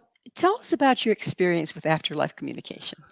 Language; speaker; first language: English; native; English